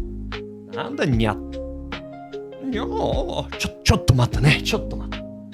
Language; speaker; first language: Japanese; non-native, learner; English